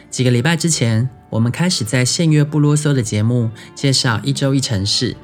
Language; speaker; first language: Chinese; non-native, local second language; Min Nan Chinese